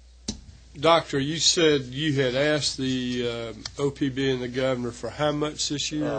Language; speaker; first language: English; native; English